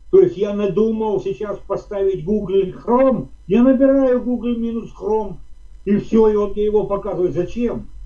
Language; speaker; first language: Russian; native; Russian